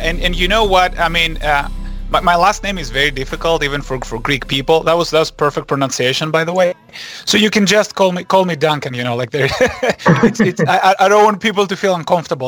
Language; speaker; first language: English; non-native, fluent; Greek